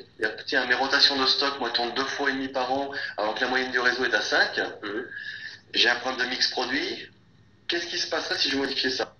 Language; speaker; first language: French; native; French